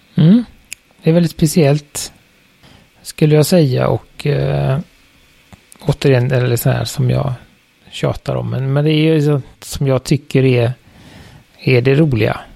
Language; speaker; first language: Swedish; native; Swedish